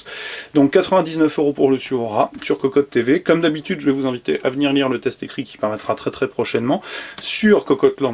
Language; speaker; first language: French; native; French